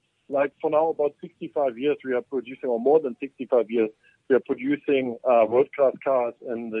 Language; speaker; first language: English; non-native, fluent; German